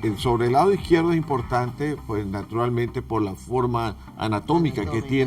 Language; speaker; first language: Spanish; native; Spanish